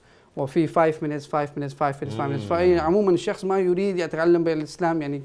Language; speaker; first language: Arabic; non-native, fluent; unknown